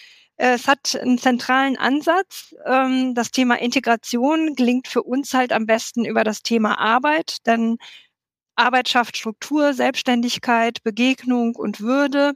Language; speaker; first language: German; native; German